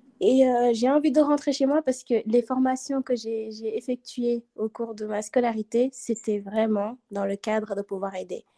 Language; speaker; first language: French; non-native, local second language; Wolof